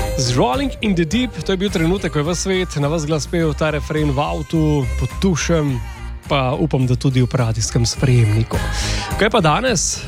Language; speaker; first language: Slovenian; native; Slovenian